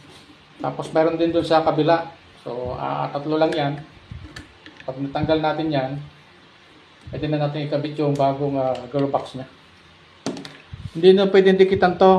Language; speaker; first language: Filipino; native; Filipino